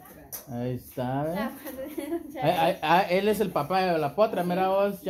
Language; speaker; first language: Spanish; native; Spanish